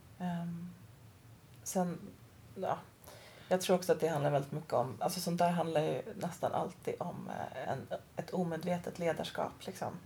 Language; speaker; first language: Swedish; early bilingual, other home language; Persian